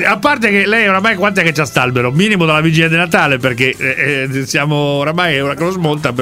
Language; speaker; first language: Italian; native; Italian